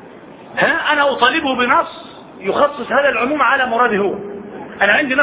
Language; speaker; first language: Arabic; native; Arabic